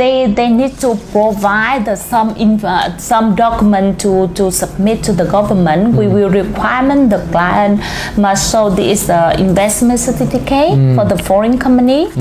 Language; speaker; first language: English; non-native, learner; Vietnamese